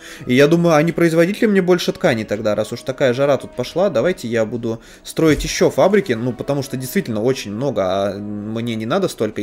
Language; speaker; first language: Russian; native; Russian